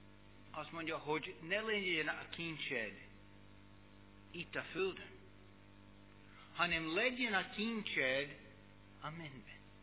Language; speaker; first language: Hungarian; non-native, learner; English